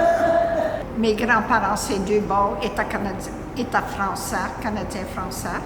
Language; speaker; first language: French; native; French